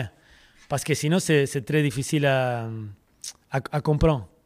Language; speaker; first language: French; non-native, fluent; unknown